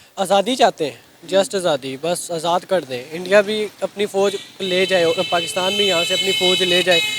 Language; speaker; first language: Urdu; non-native, local second language; Kashmiri